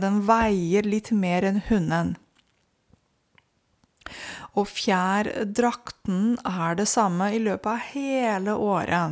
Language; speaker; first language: Norwegian; non-native, fluent; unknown